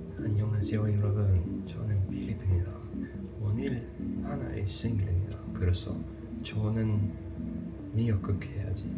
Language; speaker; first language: Korean; non-native, learner; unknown